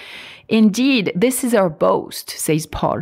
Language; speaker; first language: English; non-native, fluent; French